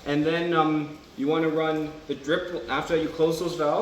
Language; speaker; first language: English; native; English